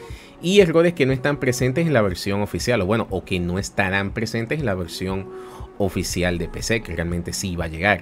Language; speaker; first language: Spanish; native; Spanish